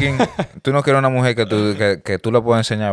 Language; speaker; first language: Spanish; early bilingual, heritage; Spanish